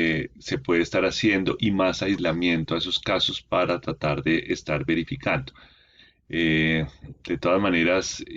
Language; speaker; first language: Spanish; native; Spanish